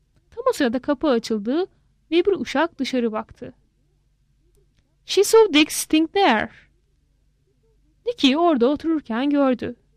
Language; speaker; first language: Turkish; native; Turkish